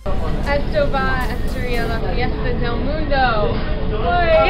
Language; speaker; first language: Spanish; non-native, learner; English